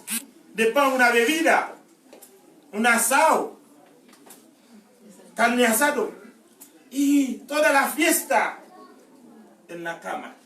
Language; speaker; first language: Spanish; non-native, learner; Haitian Creole